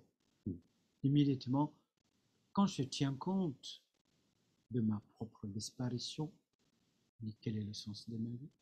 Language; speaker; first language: French; non-native, fluent; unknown